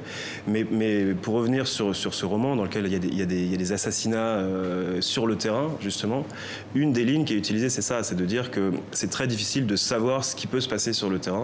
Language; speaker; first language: French; native; French